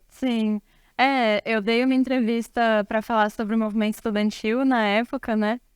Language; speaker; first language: Portuguese; native; Portuguese